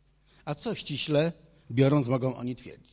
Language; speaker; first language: Polish; native; Polish